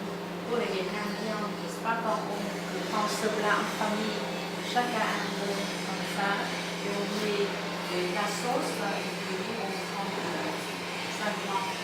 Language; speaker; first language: French; non-native, fluent; Vietnamese